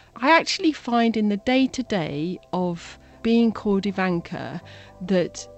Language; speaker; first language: English; native; English